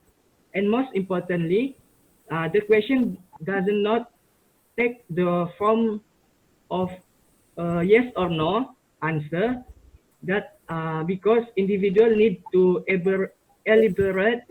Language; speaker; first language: English; non-native, local second language; Malay